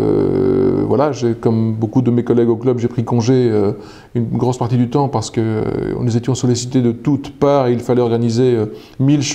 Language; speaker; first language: French; native; French